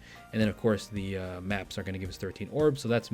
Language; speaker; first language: English; native; English